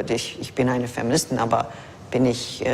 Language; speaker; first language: German; non-native, fluent; English